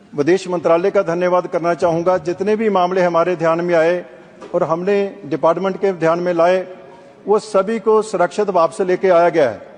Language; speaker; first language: Hindi; non-native, local second language; Punjabi